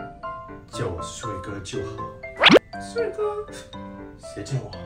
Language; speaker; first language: Chinese; non-native, fluent; Thai